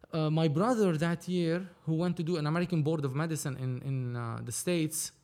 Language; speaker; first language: English; non-native, fluent; Arabic